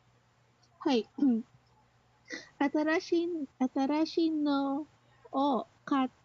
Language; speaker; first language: Japanese; non-native, learner; Filipino